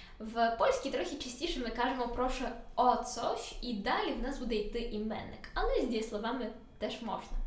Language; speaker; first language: Polish; non-native, learner; Ukrainian